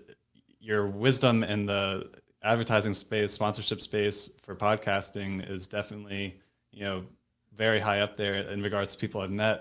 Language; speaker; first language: English; native; English